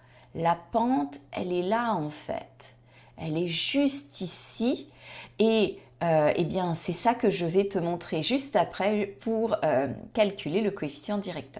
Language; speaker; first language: French; native; French